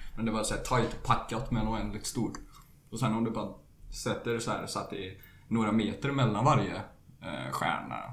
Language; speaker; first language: Swedish; native; Swedish